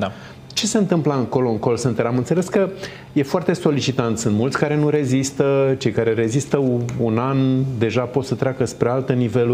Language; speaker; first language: Romanian; native; Romanian